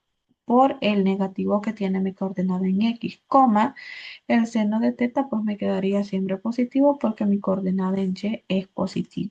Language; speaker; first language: Spanish; native; Spanish